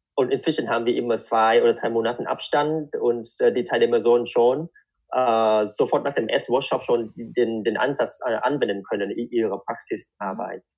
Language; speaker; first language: German; non-native, fluent; Vietnamese